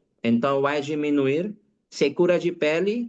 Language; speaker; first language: Portuguese; non-native, learner; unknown